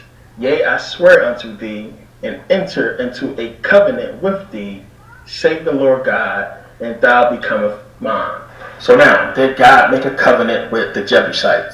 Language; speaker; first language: English; native; English